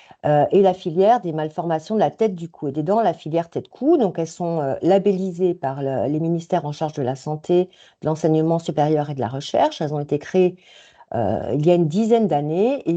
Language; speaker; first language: French; native; French